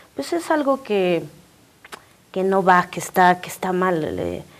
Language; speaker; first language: Spanish; native; Spanish